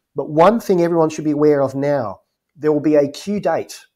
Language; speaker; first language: English; native; English